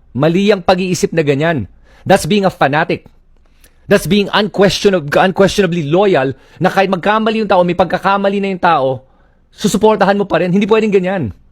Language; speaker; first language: Filipino; native; Filipino